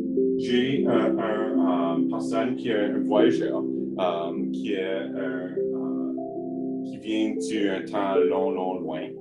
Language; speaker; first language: French; non-native, learner; English